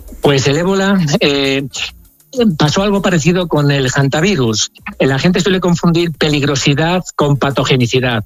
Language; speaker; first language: Spanish; native; Spanish